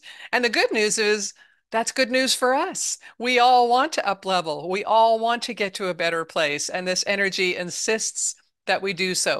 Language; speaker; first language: English; native; English